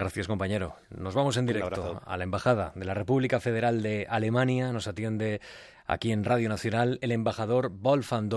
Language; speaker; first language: Spanish; native; Spanish